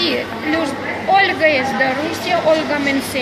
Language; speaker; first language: Catalan; non-native, fluent; Russian